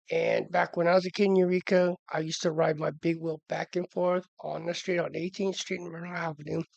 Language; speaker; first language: English; native; English